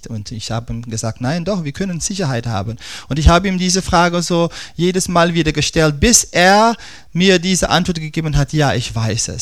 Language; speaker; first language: German; non-native, fluent; Dutch